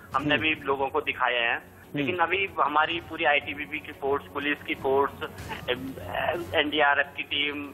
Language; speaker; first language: Hindi; native; Hindi